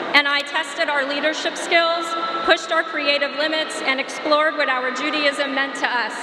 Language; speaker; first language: English; native; English